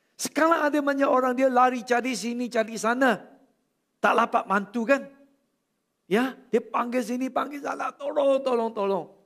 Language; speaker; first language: Malay; non-native, local second language; Chinese